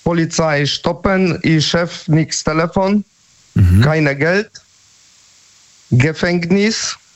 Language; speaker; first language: German; non-native, learner; Polish